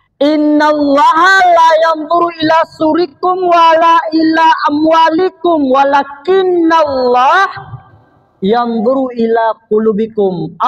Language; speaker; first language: Malay; non-native, local second language; Achinese